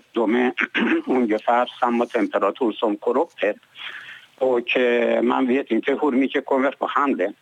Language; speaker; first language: Swedish; non-native, learner; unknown